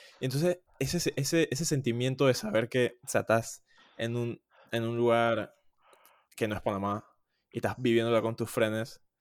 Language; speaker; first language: Spanish; native; Spanish